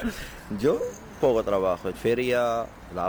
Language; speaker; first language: Spanish; non-native, learner; Arabic